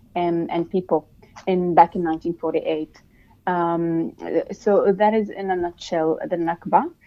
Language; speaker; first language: English; non-native, fluent; Arabic